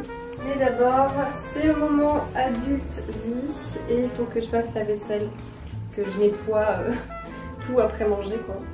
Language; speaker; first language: French; native; French